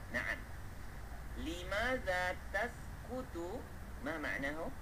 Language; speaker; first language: Arabic; non-native, fluent; Malay